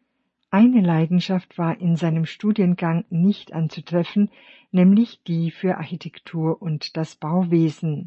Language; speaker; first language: German; native; German